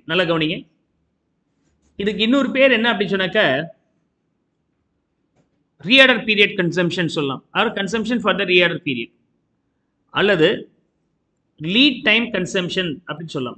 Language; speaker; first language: Tamil; native; Tamil